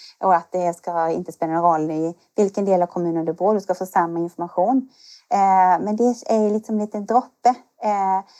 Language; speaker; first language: Swedish; native; Swedish